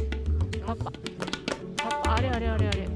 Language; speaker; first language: Japanese; native; Japanese